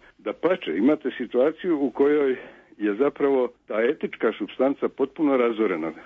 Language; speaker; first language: Serbian; native; Serbian